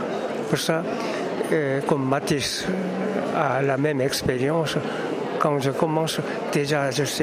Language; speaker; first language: French; non-native, fluent; Korean